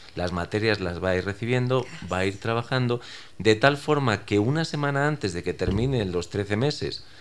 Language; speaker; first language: Spanish; native; Spanish